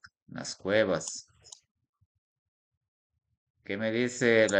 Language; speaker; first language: Spanish; native; Spanish